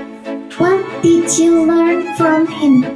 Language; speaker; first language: English; non-native, learner; Indonesian